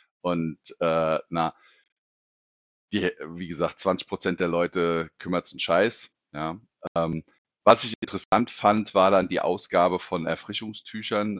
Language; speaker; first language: German; native; German